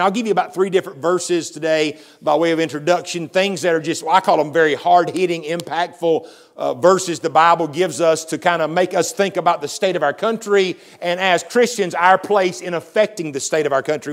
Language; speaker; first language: English; native; English